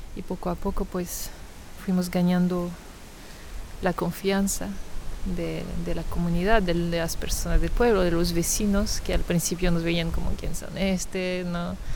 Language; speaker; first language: Spanish; non-native, fluent; French